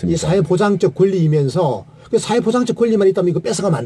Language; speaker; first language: Korean; native; Korean